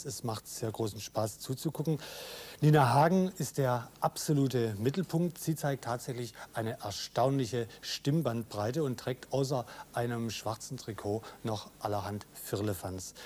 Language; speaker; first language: German; native; German